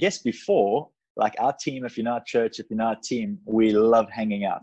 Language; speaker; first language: English; native; English